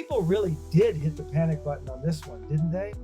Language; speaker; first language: English; native; English